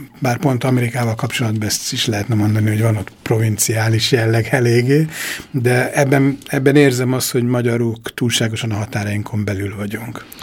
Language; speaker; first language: Hungarian; native; Hungarian